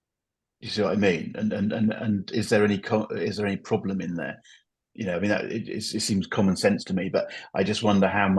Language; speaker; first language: English; native; English